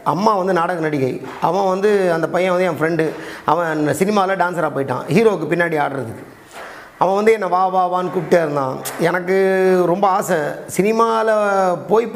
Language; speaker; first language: Tamil; native; Tamil